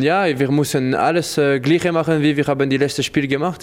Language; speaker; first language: German; non-native, local second language; French